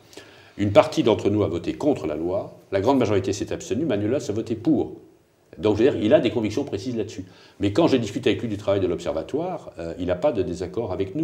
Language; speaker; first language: French; native; French